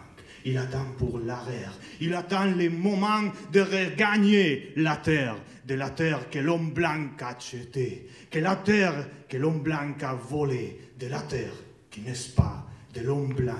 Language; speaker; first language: French; non-native, learner; Spanish